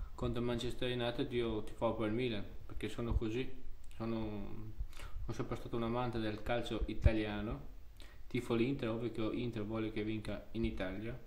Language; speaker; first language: Italian; non-native, fluent; Albanian